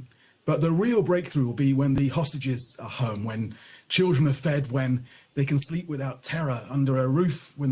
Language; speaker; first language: English; native; English